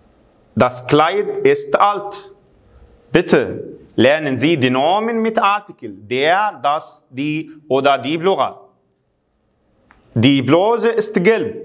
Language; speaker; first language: German; non-native, fluent; Arabic